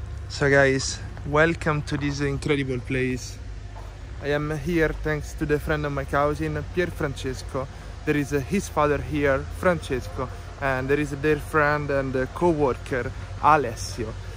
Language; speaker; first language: English; non-native, fluent; Italian